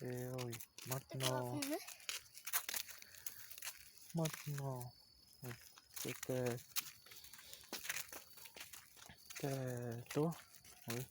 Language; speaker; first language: French; non-native, learner; Portuguese